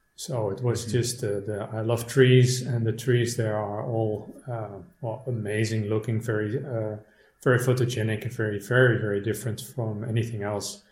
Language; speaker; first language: English; non-native, fluent; Dutch